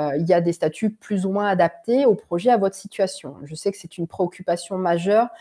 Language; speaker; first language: French; native; French